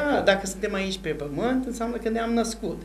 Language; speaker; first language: Romanian; non-native, fluent; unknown